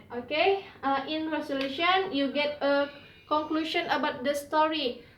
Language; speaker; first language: English; non-native, learner; Indonesian